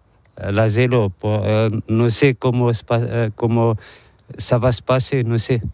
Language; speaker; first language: Spanish; non-native, learner; Arabic